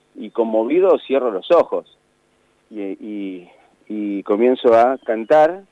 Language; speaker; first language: Spanish; native; Spanish